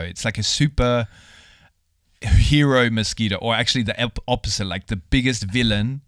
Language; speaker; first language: English; native; English